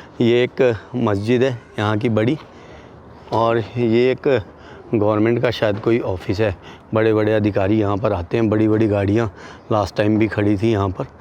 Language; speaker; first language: Hindi; native; Hindi